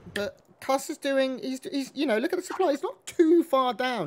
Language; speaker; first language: English; native; English